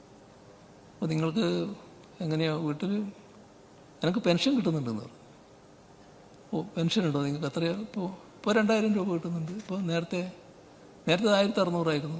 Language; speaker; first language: Malayalam; native; Malayalam